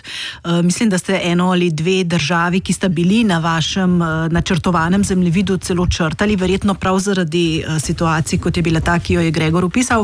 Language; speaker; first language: Slovenian; native; Slovenian